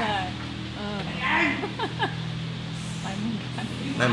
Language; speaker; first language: Thai; non-native, learner; English